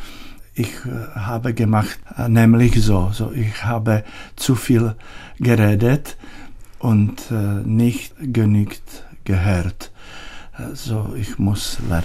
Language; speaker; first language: German; non-native, learner; Czech